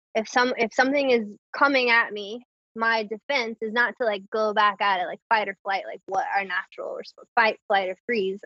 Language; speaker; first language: English; native; English